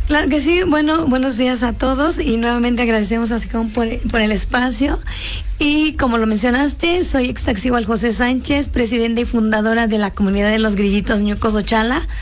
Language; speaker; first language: Spanish; native; Spanish